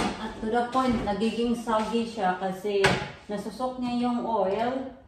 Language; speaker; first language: Filipino; non-native, local second language; Cebuano